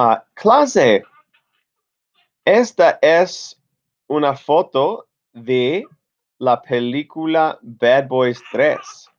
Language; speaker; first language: Spanish; non-native, fluent; English